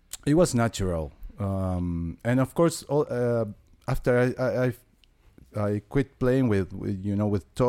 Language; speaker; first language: English; non-native, fluent; Spanish